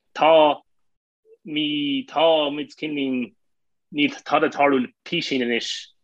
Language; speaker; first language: Irish; non-native, local second language; English